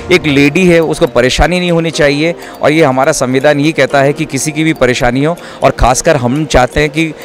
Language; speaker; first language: Hindi; native; Hindi